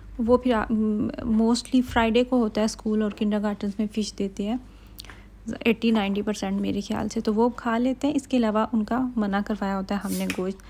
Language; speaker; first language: Urdu; native; Urdu